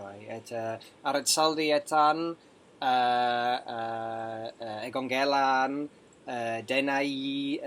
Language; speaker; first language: Basque; non-native, learner; English